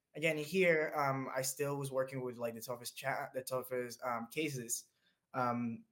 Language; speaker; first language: English; early bilingual, other home language; Spanish